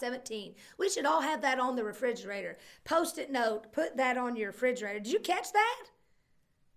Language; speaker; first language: English; native; English